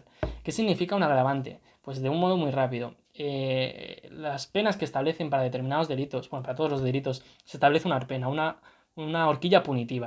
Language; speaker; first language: Spanish; native; Spanish